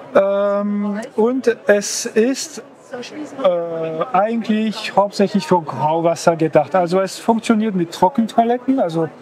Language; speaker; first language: German; non-native, fluent; French